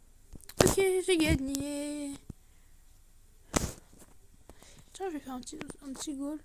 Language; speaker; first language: French; native; French